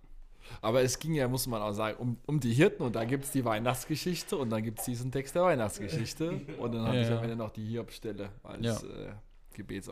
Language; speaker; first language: German; native; German